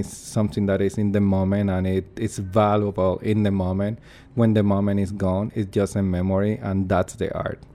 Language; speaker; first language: English; non-native, fluent; Spanish